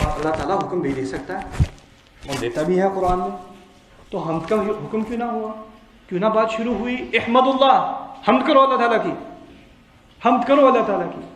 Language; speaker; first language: Urdu; early bilingual, heritage; Urdu